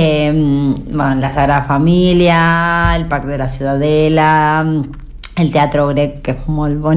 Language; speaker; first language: Catalan; non-native, learner; Spanish